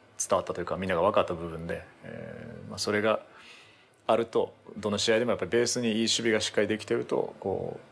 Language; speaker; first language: Japanese; native; Japanese